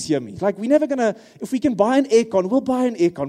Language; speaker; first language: English; non-native, local second language; Afrikaans